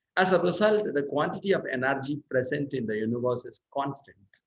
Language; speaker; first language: English; non-native, local second language; Tamil